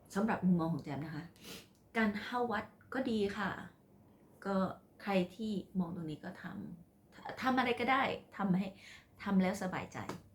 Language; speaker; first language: Thai; non-native, local second language; Khmer